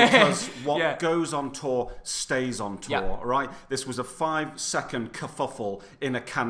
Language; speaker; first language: English; native; English